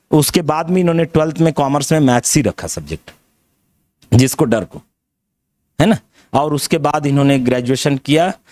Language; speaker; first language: Hindi; native; Hindi